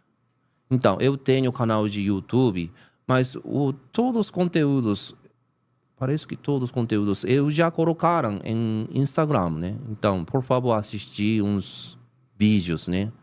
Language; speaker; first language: Portuguese; non-native, learner; Japanese